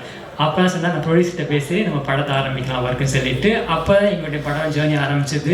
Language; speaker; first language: Tamil; native; Tamil